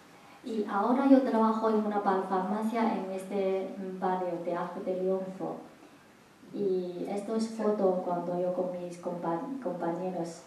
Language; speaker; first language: Spanish; non-native, learner; Chinese